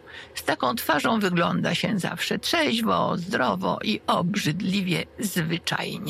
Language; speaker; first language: Polish; native; Polish